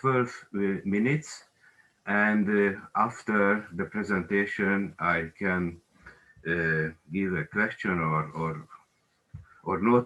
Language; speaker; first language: English; non-native, learner; Hungarian